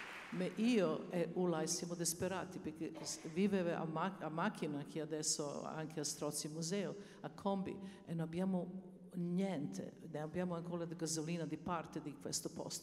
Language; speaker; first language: Italian; non-native, learner; Serbian